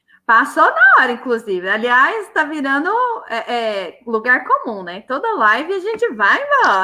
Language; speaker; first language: Portuguese; native; Portuguese